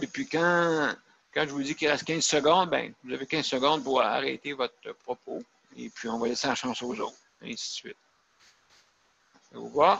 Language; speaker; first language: French; native; French